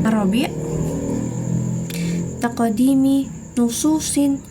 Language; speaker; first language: Arabic; non-native, learner; Indonesian